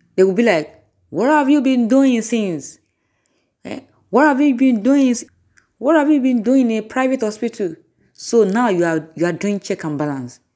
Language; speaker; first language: English; non-native, local second language; Yoruba